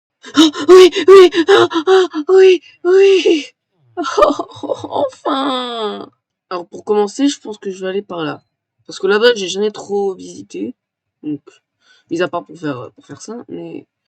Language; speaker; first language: French; native; French